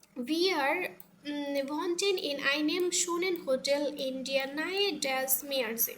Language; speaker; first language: German; non-native, learner; Bangla